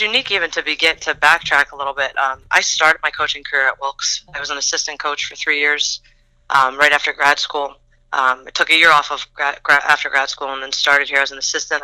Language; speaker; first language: English; native; English